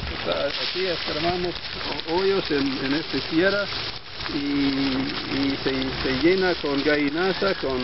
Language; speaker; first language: Spanish; non-native, fluent; English